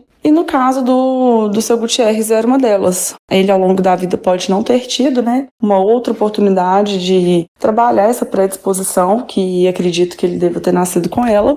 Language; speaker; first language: Portuguese; native; Portuguese